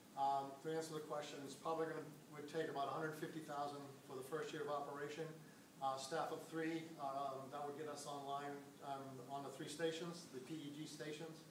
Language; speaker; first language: English; native; English